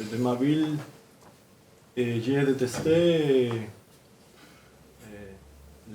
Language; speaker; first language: French; non-native, learner; Spanish